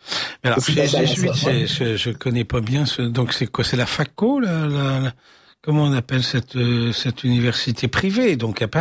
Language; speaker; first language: French; native; French